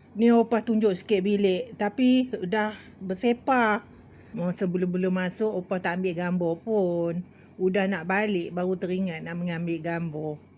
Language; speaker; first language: Malay; native; Malay